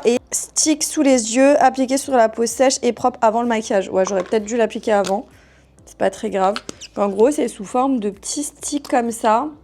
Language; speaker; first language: French; native; French